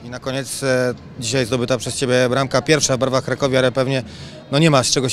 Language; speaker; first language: Polish; native; Polish